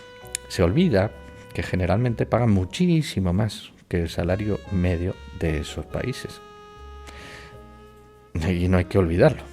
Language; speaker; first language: Spanish; native; Spanish